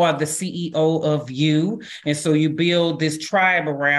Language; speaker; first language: English; native; English